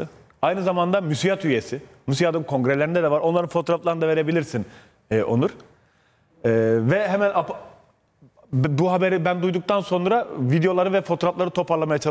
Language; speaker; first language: Turkish; native; Turkish